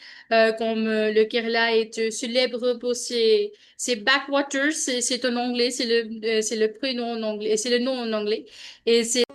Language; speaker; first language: French; non-native, learner; Hindi